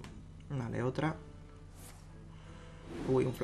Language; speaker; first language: Spanish; native; Spanish